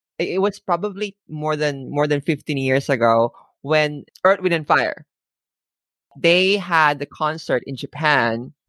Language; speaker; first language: English; non-native, local second language; Filipino